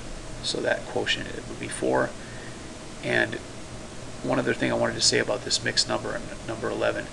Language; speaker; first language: English; native; English